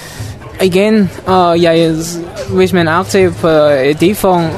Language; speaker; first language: Danish; non-native, learner; Mon